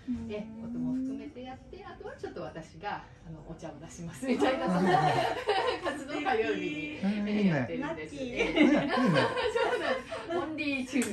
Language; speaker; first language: Japanese; native; Japanese